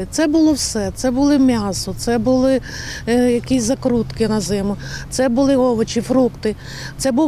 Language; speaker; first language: Ukrainian; native; Ukrainian